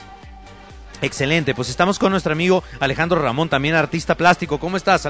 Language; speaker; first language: Spanish; native; Spanish